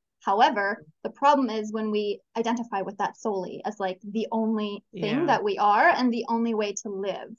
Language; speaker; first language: English; native; English